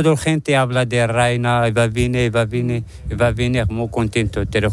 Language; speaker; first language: Spanish; non-native, learner; Arabic